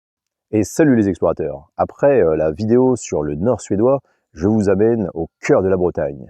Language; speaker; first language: French; native; French